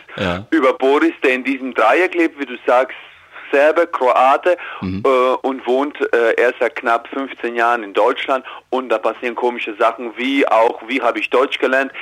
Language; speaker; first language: German; early bilingual, heritage; Croatian